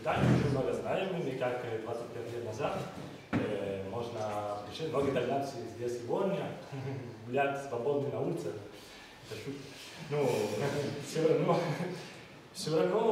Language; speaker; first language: Russian; non-native, learner; Italian